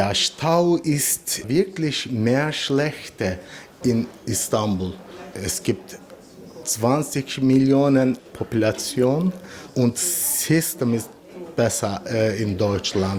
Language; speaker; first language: German; non-native, learner; Turkish